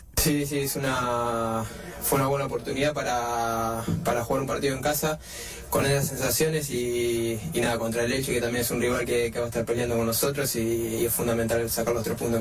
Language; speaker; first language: Spanish; native; Spanish